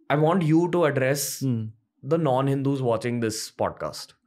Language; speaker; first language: English; non-native, local second language; Hindi